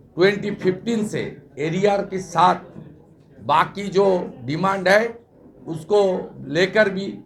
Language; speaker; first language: Hindi; non-native, local second language; Bangla